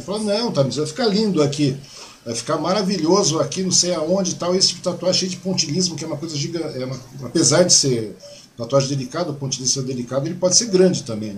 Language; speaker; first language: Portuguese; native; Portuguese